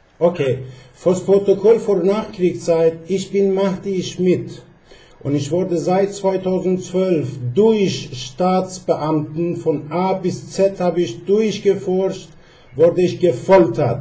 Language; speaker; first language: German; non-native, fluent; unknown